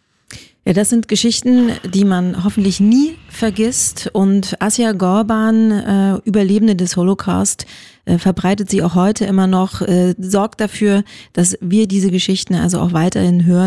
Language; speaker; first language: German; native; German